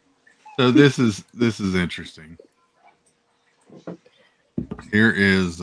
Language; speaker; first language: English; native; English